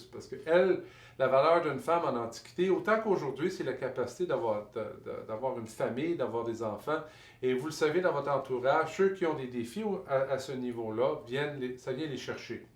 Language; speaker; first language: French; native; French